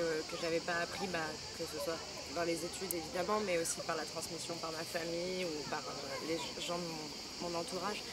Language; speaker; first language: French; native; French